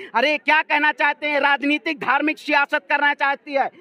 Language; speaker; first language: Hindi; native; Hindi